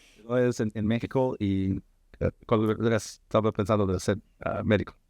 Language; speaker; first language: Spanish; early bilingual, heritage; Spanish